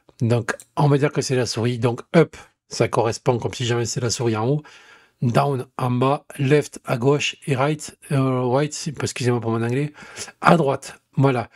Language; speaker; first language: French; native; French